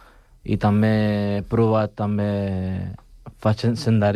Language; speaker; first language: Catalan; non-native, local second language; Spanish